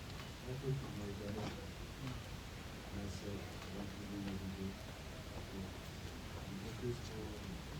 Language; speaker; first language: English; non-native, learner; French